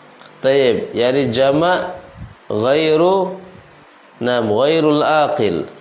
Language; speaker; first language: Arabic; non-native, fluent; Indonesian